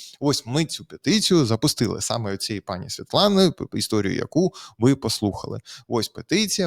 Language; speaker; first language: Ukrainian; native; Ukrainian